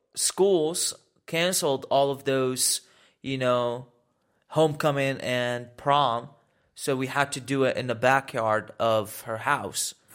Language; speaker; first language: English; native; English